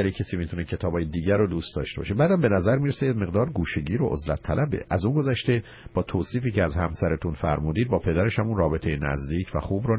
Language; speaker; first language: Persian; native; Persian